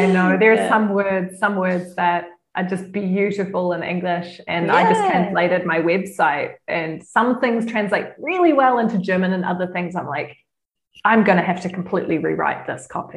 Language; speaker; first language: English; native; English